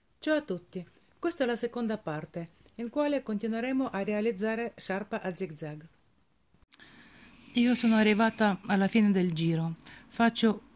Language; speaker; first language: Italian; non-native, fluent; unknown